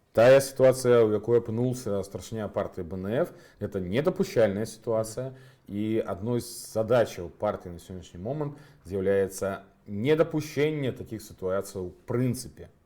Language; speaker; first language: Belarusian; native; Belarusian